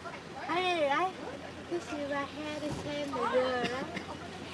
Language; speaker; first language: English; non-native, learner; Vietnamese